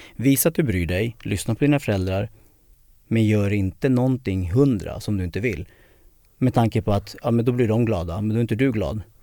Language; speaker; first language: Swedish; early bilingual, other home language; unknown